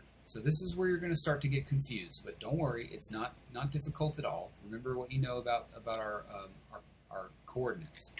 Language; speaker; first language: English; native; English